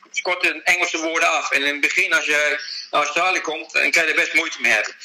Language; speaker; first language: Dutch; native; Dutch